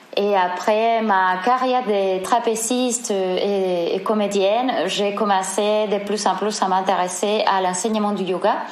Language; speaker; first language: French; non-native, fluent; Spanish